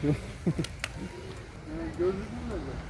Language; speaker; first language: Turkish; native; Turkish